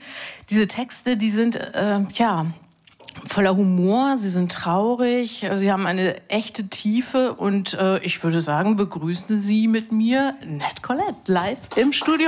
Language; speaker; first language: German; native; German